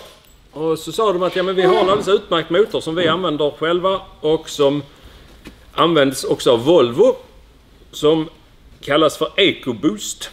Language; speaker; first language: Swedish; native; Swedish